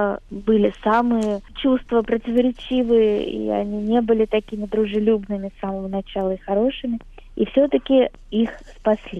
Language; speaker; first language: Russian; native; Russian